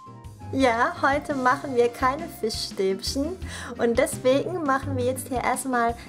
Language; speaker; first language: German; native; German